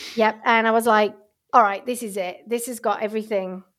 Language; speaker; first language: English; native; English